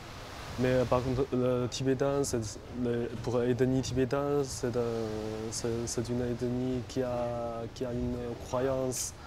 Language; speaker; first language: French; non-native, fluent; Chinese